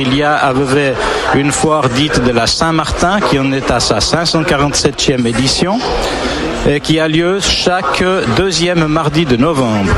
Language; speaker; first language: French; native; French